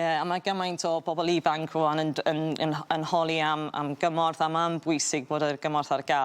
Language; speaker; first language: Welsh; native; Welsh